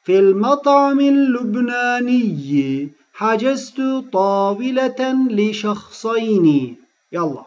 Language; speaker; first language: Arabic; non-native, fluent; Turkish